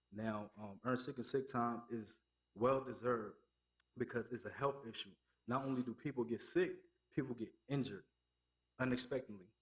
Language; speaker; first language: English; native; English